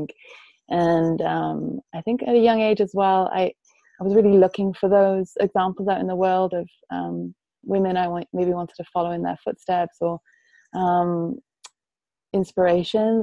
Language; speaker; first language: English; native; English